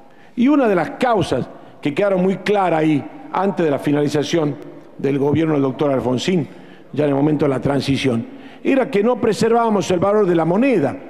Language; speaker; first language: Spanish; native; Spanish